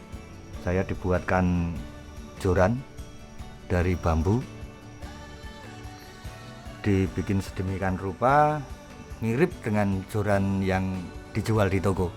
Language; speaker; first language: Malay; non-native, local second language; Javanese